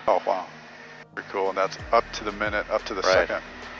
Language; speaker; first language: English; native; English